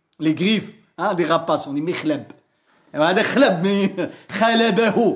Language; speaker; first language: French; non-native, local second language; Arabic